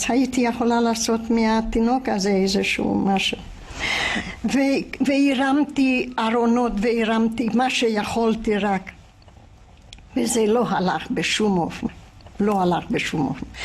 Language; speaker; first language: Hebrew; non-native, fluent; Hungarian